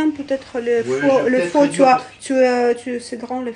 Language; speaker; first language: French; non-native, learner; Russian